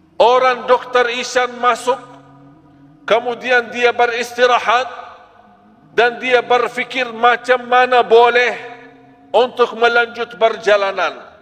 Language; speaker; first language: Malay; non-native, fluent; Arabic